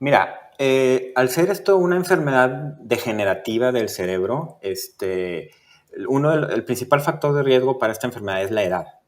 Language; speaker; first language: Spanish; native; Spanish